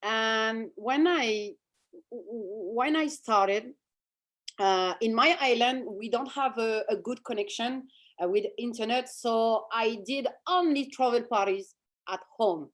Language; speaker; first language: English; non-native, fluent; French